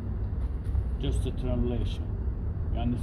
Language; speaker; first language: English; non-native, learner; Persian